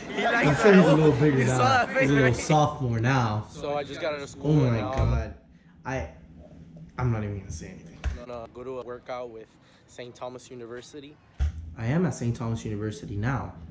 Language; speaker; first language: English; native; English